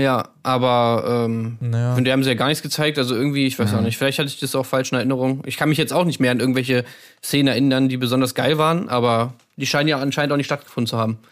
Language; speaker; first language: German; native; German